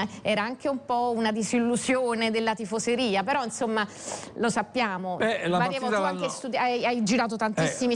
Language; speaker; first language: Italian; native; Italian